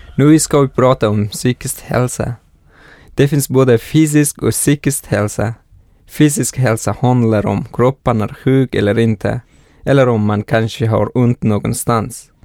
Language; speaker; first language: Swedish; non-native, fluent; Persian